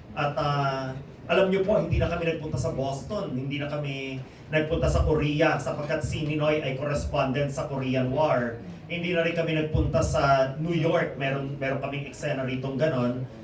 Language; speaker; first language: Filipino; native; Filipino